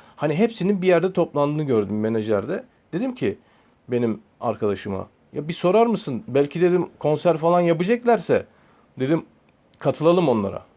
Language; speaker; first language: Turkish; early bilingual, heritage; Turkish